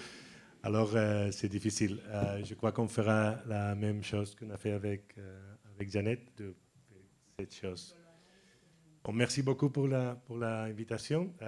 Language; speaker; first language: French; non-native, learner; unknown